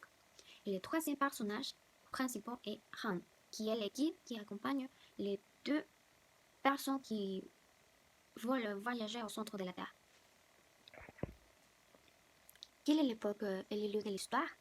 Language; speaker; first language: French; non-native, learner; Spanish